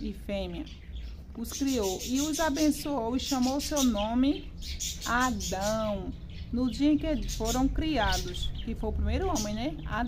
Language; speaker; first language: Portuguese; native; Portuguese